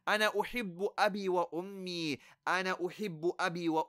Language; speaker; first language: Arabic; non-native, fluent; English